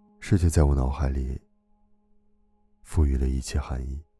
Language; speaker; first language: Chinese; native; Chinese